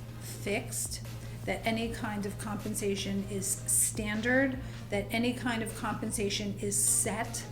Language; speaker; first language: English; native; English